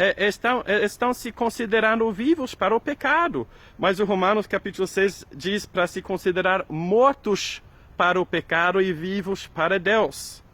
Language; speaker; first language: Portuguese; non-native, fluent; English